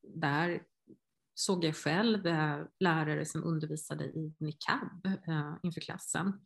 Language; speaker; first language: Swedish; native; Swedish